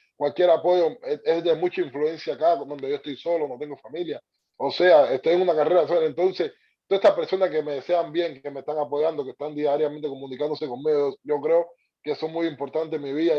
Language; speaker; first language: Spanish; native; Spanish